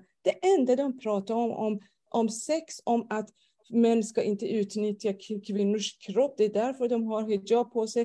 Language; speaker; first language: Swedish; non-native, fluent; Persian